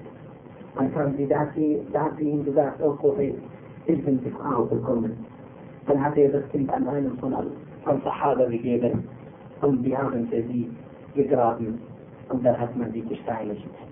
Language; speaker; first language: German; non-native, fluent; Arabic